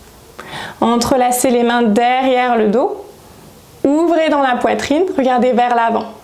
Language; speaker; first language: French; native; French